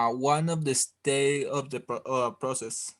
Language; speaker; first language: English; non-native, learner; Spanish